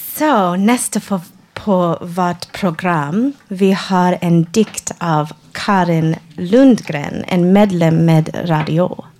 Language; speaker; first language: Swedish; non-native, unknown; English